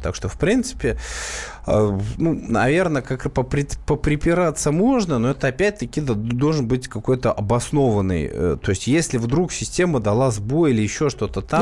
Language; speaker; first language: Russian; native; Russian